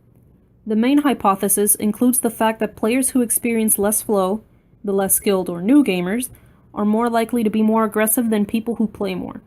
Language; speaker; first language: English; native; English